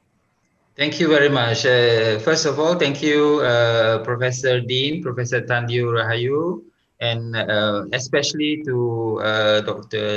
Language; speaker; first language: English; non-native, local second language; Malay